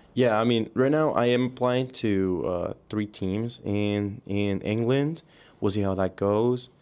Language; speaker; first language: English; early bilingual, other home language; Spanish